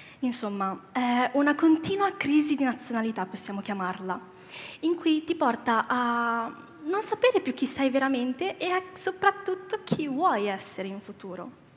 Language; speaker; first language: Italian; early bilingual, other home language; Chinese